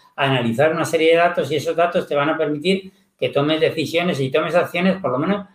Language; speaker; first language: Spanish; native; Spanish